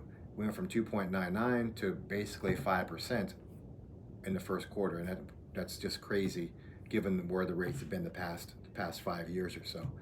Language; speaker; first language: English; native; English